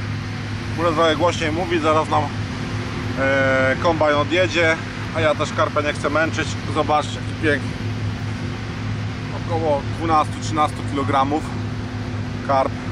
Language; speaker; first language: Polish; native; Polish